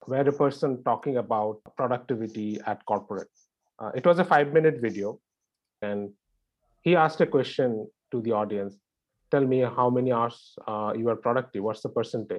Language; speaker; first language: English; non-native, local second language; Bangla